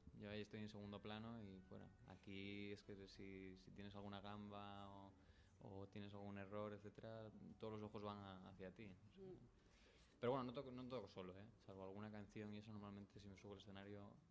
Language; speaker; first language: Spanish; non-native, fluent; English